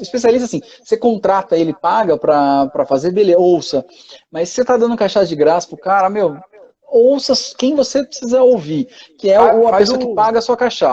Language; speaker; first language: Portuguese; native; Portuguese